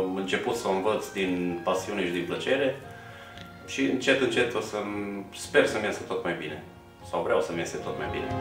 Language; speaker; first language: Romanian; non-native, local second language; Bulgarian